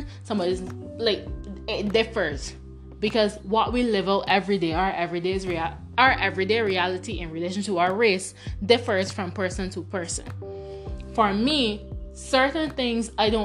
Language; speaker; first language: English; non-native, local second language; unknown